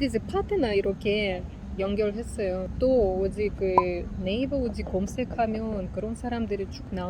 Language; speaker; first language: Korean; non-native, learner; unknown